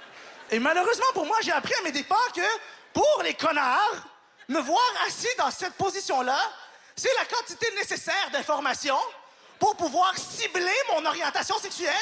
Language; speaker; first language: French; native; French